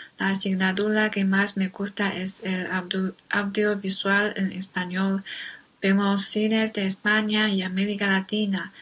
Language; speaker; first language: Spanish; non-native, learner; Chinese